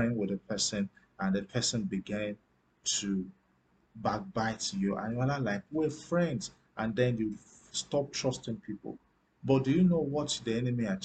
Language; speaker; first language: English; non-native, local second language; Yoruba